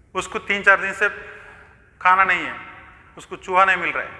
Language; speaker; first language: Hindi; non-native, local second language; Telugu